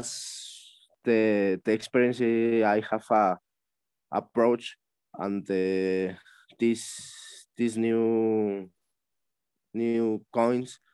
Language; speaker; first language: English; non-native, learner; Spanish